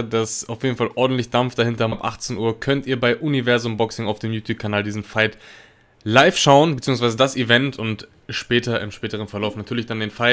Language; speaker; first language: German; native; German